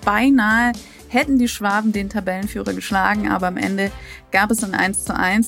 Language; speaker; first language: German; native; German